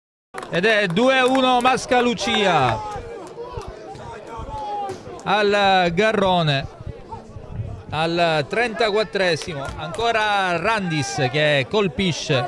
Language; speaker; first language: Italian; native; Italian